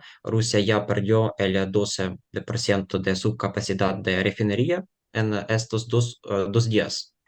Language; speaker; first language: Spanish; non-native, fluent; Ukrainian